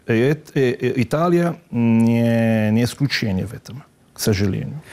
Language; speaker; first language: Russian; non-native, fluent; Italian